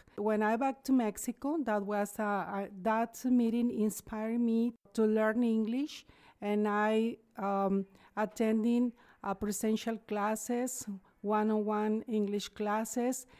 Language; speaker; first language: English; non-native, learner; Spanish